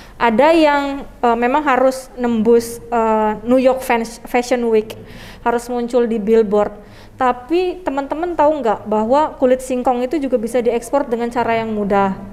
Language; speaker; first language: Indonesian; native; Indonesian